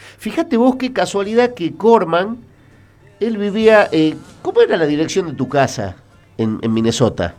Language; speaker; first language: Spanish; native; Spanish